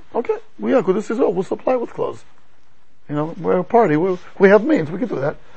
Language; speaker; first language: English; native; English